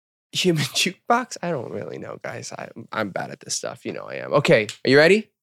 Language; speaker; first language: English; early bilingual, other home language; Korean